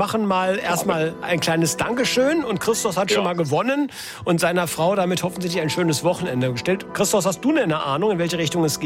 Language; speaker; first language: German; native; German